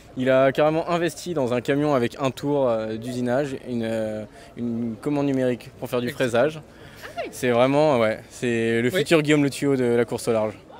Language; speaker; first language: French; native; French